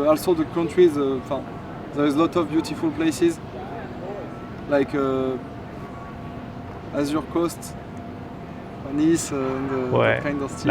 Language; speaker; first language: English; non-native, fluent; French